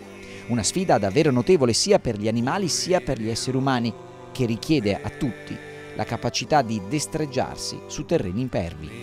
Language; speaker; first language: Italian; native; Italian